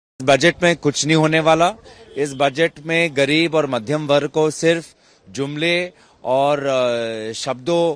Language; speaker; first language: Hindi; non-native, local second language; Assamese